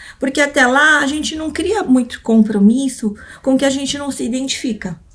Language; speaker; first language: Portuguese; early bilingual, other home language; Korean